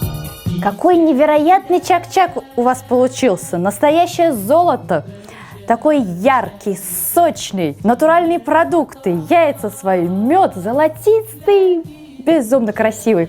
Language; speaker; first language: Russian; native; Russian